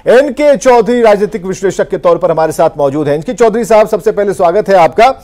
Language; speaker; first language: Hindi; native; Hindi